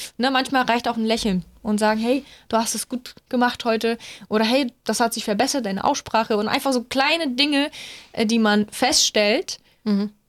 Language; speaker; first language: German; non-native, fluent; Bulgarian